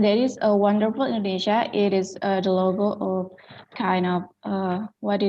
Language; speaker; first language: English; non-native, learner; Indonesian